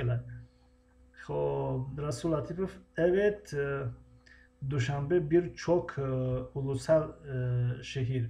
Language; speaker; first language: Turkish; non-native, fluent; Tajik